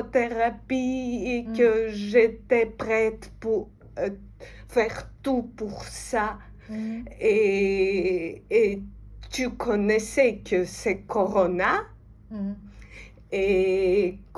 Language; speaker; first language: French; non-native, fluent; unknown